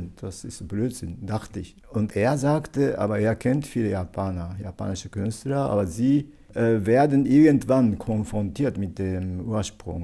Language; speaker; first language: German; non-native, fluent; Japanese